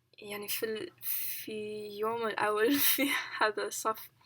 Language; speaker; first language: Arabic; non-native, learner; English